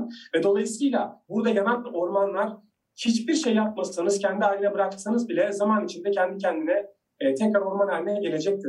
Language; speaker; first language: Turkish; native; Turkish